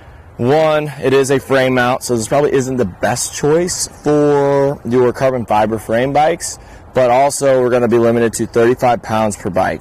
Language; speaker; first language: English; native; English